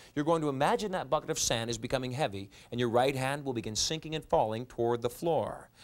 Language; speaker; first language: English; native; English